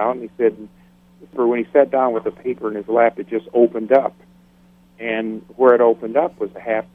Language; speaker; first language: English; native; English